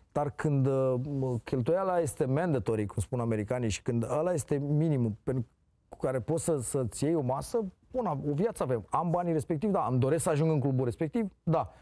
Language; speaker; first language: Romanian; native; Romanian